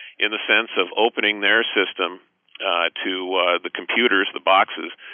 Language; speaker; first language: English; native; English